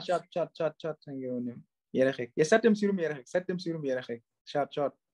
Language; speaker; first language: Armenian; non-native, learner; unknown